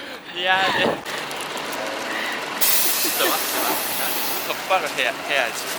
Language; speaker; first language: Korean; non-native, learner; Japanese